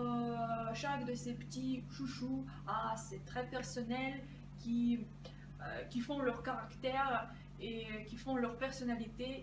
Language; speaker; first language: French; non-native, fluent; Russian